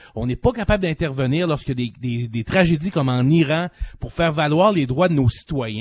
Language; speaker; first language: French; native; French